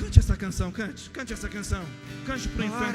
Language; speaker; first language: Portuguese; native; Portuguese